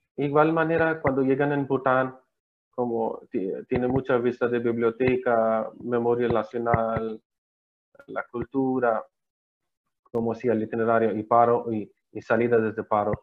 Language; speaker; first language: Spanish; non-native, learner; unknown